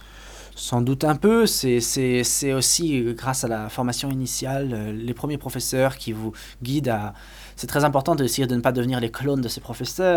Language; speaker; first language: French; native; French